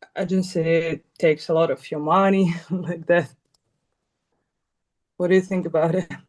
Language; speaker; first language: English; non-native, learner; Russian